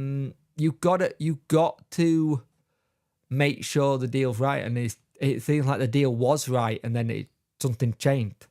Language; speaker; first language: English; native; English